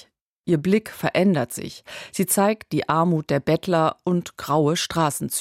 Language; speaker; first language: German; native; German